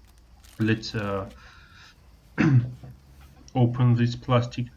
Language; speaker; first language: English; non-native, learner; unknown